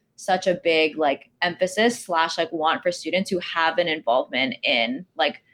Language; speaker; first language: English; native; English